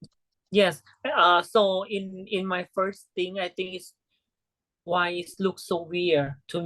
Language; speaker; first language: English; non-native, learner; Thai